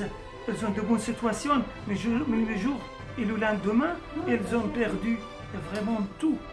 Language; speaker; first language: French; non-native, fluent; Arabic